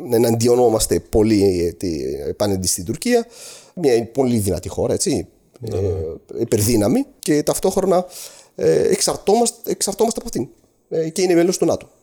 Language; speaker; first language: Greek; non-native, fluent; Arabic